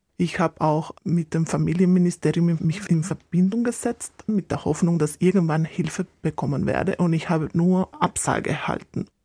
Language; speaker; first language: German; non-native, fluent; Spanish